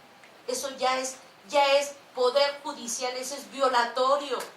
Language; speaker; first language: Spanish; native; Spanish